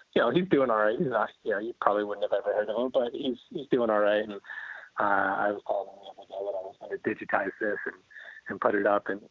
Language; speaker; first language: English; native; English